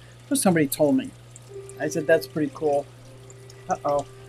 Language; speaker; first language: English; native; English